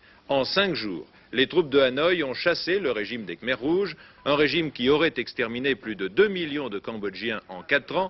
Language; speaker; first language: French; native; French